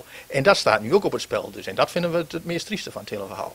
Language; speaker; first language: Dutch; native; Dutch